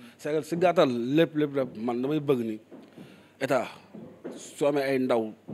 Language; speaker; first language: Wolof; native; Wolof